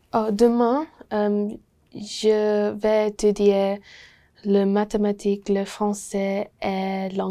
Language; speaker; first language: French; non-native, learner; English